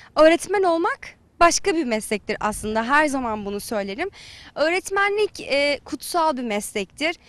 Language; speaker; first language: Turkish; native; Turkish